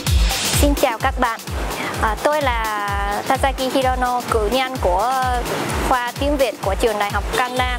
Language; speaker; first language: Vietnamese; non-native, fluent; Japanese